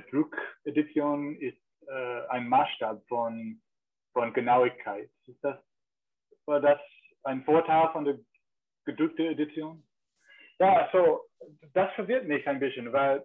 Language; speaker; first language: German; non-native, fluent; English